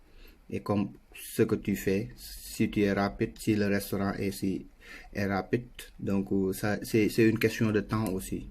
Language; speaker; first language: French; non-native, local second language; Wolof